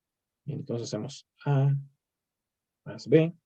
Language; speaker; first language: Spanish; native; Spanish